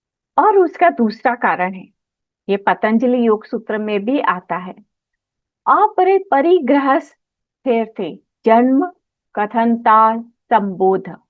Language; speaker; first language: Hindi; native; Hindi